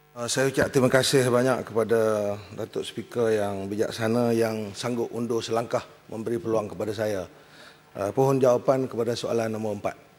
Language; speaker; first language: Malay; native; Malay